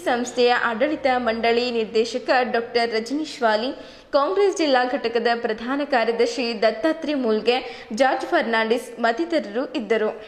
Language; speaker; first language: Kannada; native; Kannada